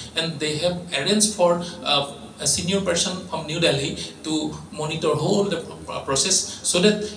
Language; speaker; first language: English; non-native, local second language; Assamese